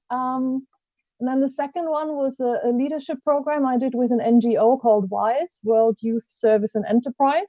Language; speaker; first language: English; non-native, fluent; German